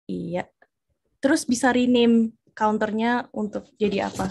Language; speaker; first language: Indonesian; native; Indonesian